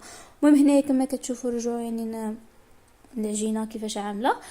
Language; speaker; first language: Arabic; native; Arabic